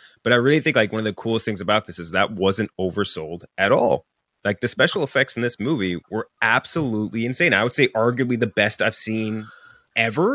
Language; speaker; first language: English; native; English